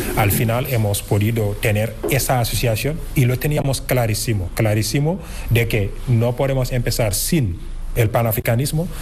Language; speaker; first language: Spanish; non-native, fluent; Wolof